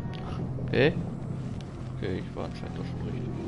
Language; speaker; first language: German; native; German